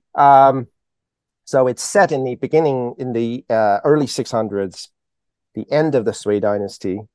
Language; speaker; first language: English; early bilingual, other home language; Chinese